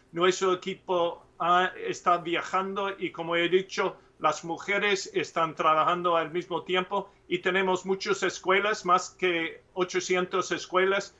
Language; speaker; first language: Spanish; non-native, learner; English